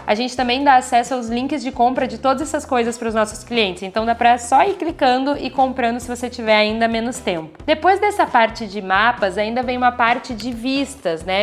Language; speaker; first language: Portuguese; native; Portuguese